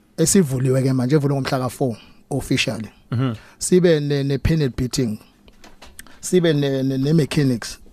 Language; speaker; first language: Zulu; native; Zulu